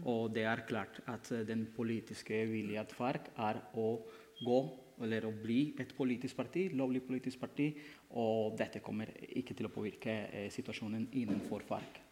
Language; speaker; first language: Norwegian; non-native, fluent; Spanish